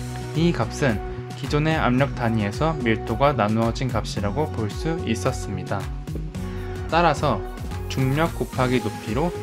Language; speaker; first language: Korean; native; Korean